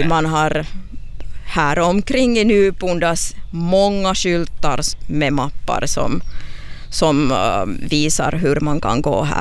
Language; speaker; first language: Swedish; non-native, fluent; Finnish